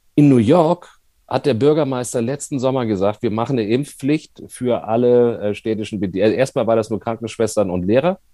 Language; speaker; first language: German; native; German